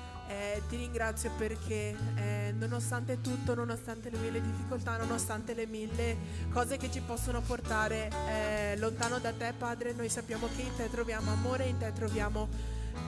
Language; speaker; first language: Italian; native; Italian